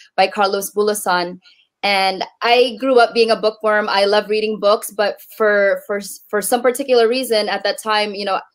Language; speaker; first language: English; native; English